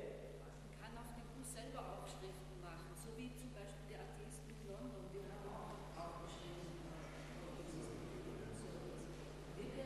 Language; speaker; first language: German; non-native, fluent; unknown